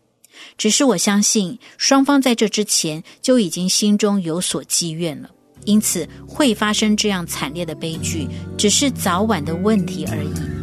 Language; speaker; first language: Chinese; native; Chinese